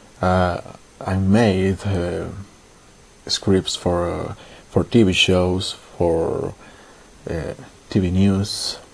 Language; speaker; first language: English; non-native, learner; Spanish